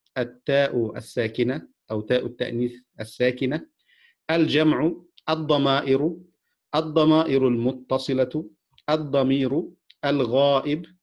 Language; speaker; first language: Arabic; non-native, fluent; Indonesian